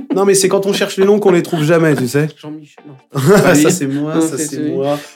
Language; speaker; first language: French; native; French